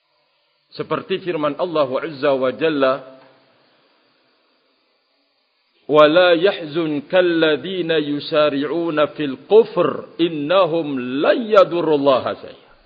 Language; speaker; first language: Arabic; non-native, fluent; Indonesian